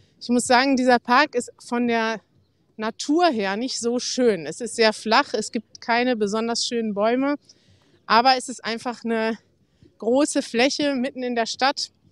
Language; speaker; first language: German; native; German